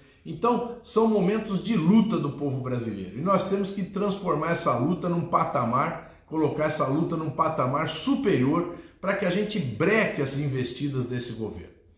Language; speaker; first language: Portuguese; native; Portuguese